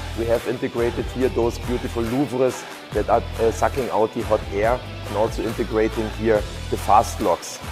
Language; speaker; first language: English; non-native, fluent; German